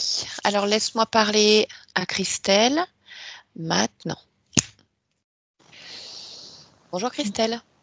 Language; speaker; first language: French; native; French